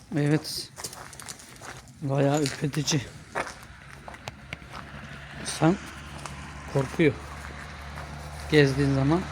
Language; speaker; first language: Turkish; native; Turkish